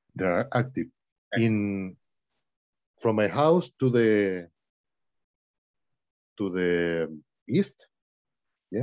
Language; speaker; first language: English; non-native, learner; Spanish